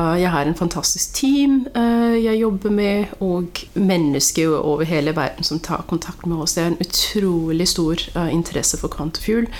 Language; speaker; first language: Norwegian; early bilingual, other home language; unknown